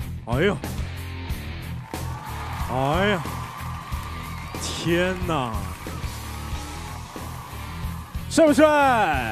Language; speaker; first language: Chinese; native; Chinese